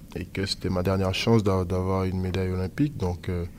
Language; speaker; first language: French; native; French